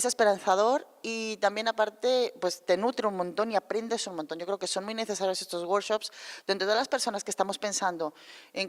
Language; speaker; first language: Spanish; native; Spanish